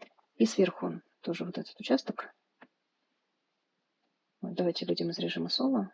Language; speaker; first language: Russian; native; Russian